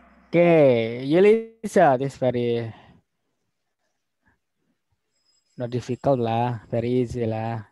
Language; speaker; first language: English; non-native, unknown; Indonesian